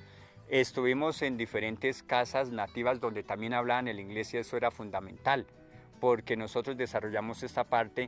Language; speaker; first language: Spanish; native; Spanish